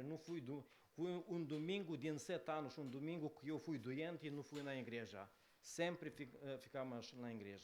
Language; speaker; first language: Portuguese; non-native, learner; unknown